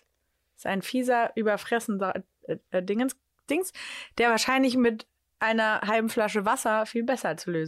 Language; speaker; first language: German; native; German